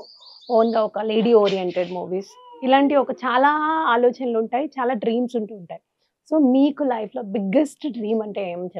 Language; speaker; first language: Telugu; native; Telugu